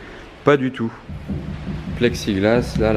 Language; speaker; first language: French; native; French